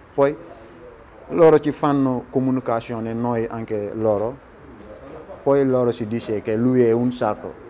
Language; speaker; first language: Italian; non-native, learner; Wolof